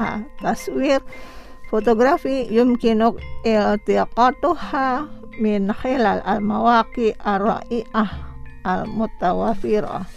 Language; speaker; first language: Arabic; non-native, fluent; Indonesian